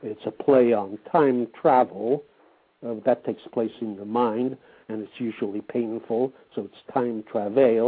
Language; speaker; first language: English; native; English